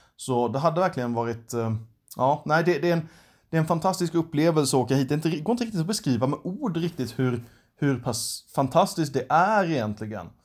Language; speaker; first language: Swedish; native; Swedish